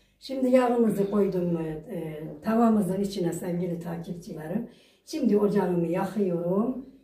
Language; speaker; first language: Turkish; native; Turkish